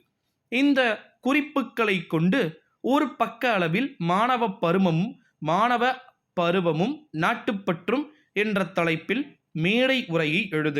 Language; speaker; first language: Tamil; native; Tamil